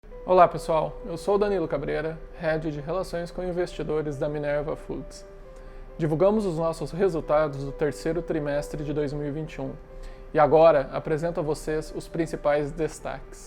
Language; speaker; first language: Portuguese; native; Portuguese